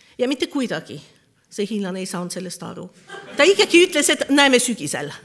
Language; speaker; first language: Estonian; non-native, fluent; French